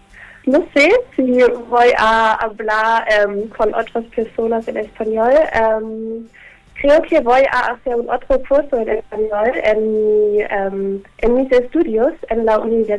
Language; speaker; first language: Spanish; non-native, learner; German